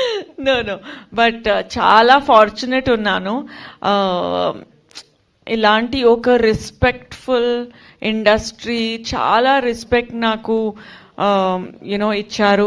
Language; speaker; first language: Telugu; non-native, learner; Hindi